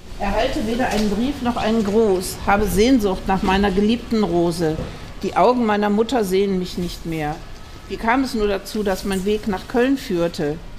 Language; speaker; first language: German; native; German